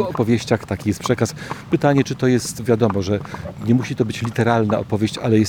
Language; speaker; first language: Polish; native; Polish